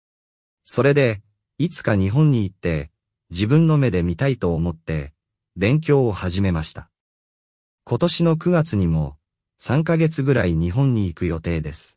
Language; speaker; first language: Japanese; non-native, fluent; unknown